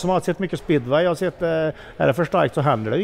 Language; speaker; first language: Swedish; native; Swedish